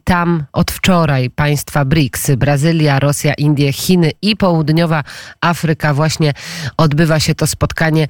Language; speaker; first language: Polish; native; Polish